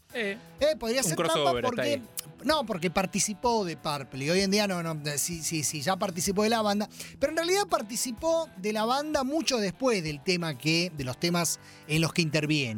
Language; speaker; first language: Spanish; native; Spanish